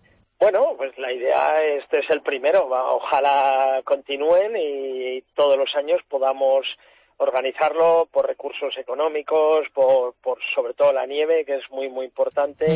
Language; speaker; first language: Spanish; native; Spanish